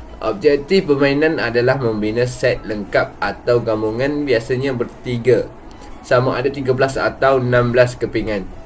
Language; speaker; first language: Malay; native; Malay